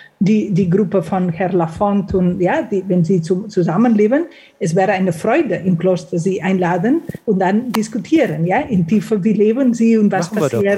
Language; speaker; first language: German; non-native, fluent; Catalan